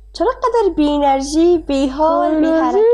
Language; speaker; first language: Persian; native; Persian